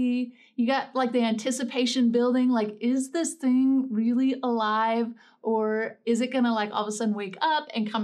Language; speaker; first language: English; native; English